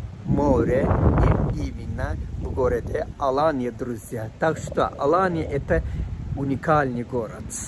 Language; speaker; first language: Russian; non-native, fluent; Turkish